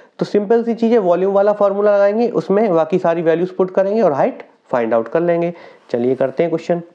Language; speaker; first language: Hindi; native; Hindi